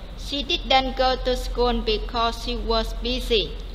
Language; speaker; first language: English; non-native, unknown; Vietnamese